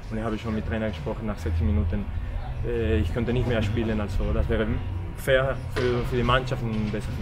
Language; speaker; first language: German; non-native, fluent; Spanish